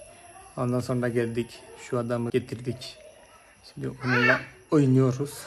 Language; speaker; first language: Turkish; non-native, fluent; Malayalam